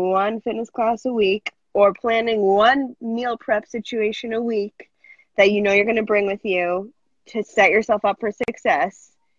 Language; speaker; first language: English; native; English